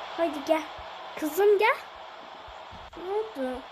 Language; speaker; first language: Turkish; early bilingual, heritage; Turkish